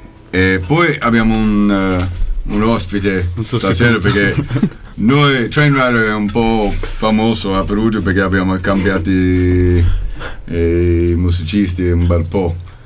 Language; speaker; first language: Italian; non-native, fluent; English